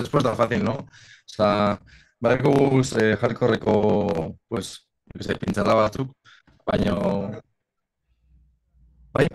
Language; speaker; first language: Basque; non-native, local second language; Spanish